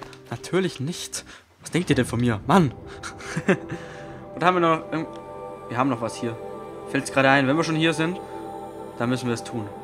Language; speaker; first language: German; native; German